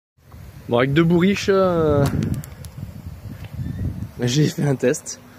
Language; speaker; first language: French; native; French